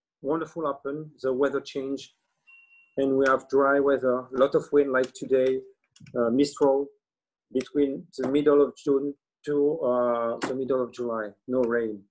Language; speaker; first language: English; non-native, learner; French